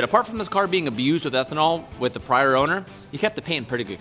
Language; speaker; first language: English; native; English